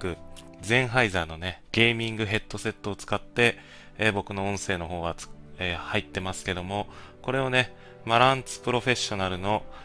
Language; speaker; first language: Japanese; native; Japanese